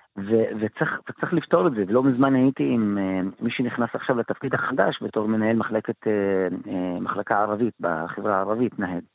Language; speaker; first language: Hebrew; non-native, local second language; Arabic